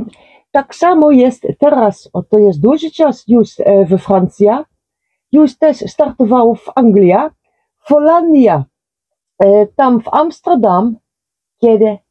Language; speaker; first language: Polish; non-native, learner; Dutch